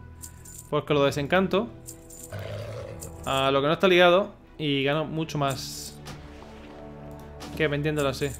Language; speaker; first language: Spanish; native; Spanish